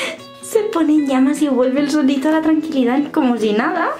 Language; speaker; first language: Spanish; native; Spanish